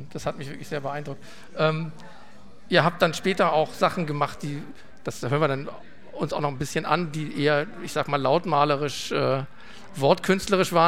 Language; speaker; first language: German; native; German